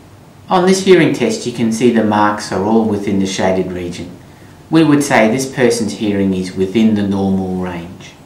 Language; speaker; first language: English; native; English